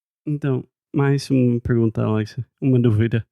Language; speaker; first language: Portuguese; non-native, fluent; English